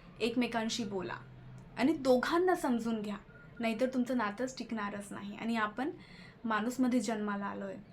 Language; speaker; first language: Marathi; non-native, local second language; Hindi